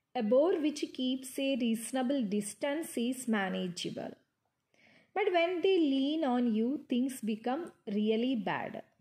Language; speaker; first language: English; non-native, local second language; Malayalam